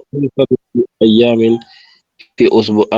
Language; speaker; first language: Arabic; non-native, learner; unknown